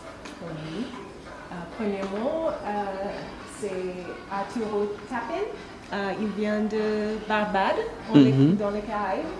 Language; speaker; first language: French; non-native, learner; English